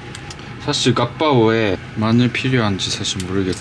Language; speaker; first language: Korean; non-native, learner; Japanese